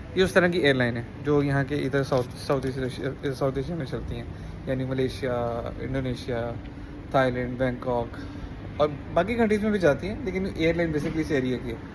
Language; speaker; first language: Hindi; native; Hindi